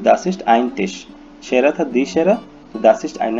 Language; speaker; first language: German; non-native, fluent; Hindi